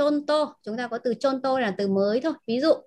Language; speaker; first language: Vietnamese; native; Vietnamese